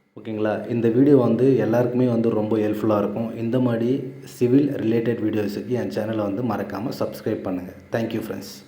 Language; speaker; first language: Tamil; native; Tamil